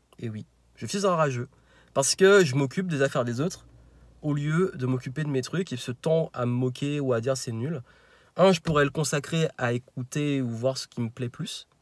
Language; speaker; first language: French; native; French